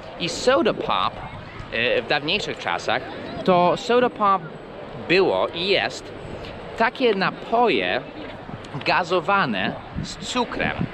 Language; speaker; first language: Polish; non-native, fluent; English